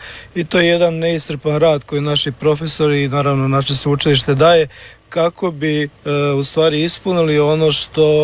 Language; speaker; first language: Serbian; native; Serbian